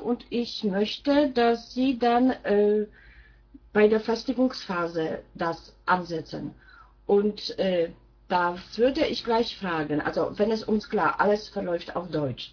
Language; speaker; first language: German; non-native, fluent; Polish